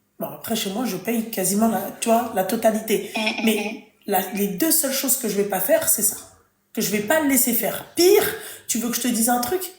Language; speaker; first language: French; early bilingual, other home language; Arabic